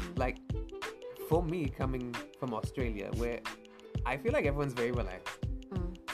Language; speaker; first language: English; native; English